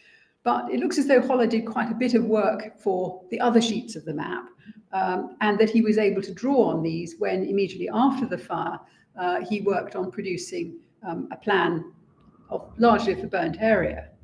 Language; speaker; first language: English; native; English